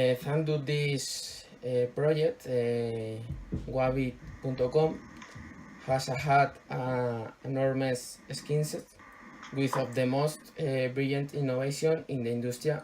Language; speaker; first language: English; non-native, learner; Spanish